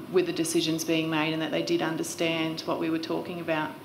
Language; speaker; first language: English; native; English